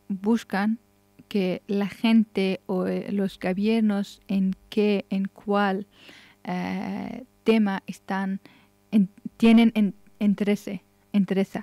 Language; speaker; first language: Spanish; non-native, learner; Persian